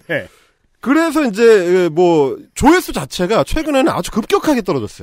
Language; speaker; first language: Korean; native; Korean